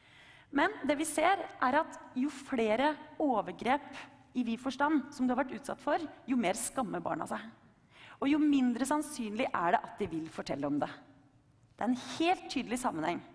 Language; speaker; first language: Norwegian; native; Norwegian